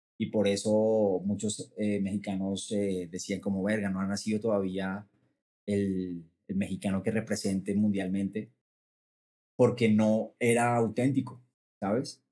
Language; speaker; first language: Spanish; native; Spanish